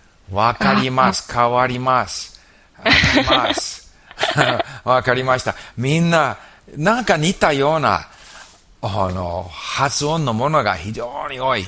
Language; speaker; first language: Japanese; non-native, fluent; English